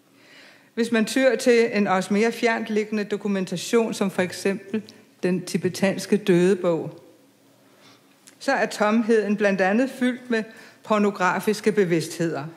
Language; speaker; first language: Danish; native; Danish